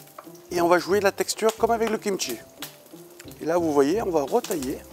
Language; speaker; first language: French; native; French